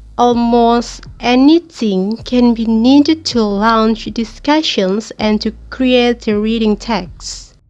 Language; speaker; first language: English; non-native, learner; Indonesian